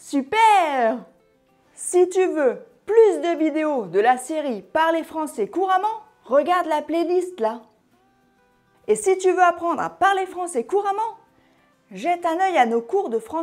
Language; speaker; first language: French; native; French